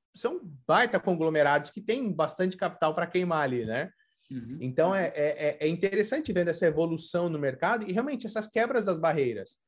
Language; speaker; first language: Portuguese; native; Portuguese